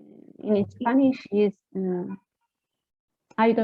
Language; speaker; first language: English; non-native, learner; Spanish